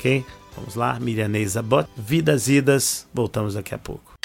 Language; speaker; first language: Portuguese; native; Portuguese